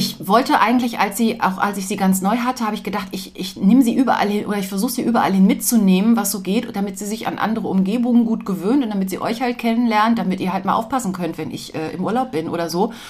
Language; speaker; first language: German; native; German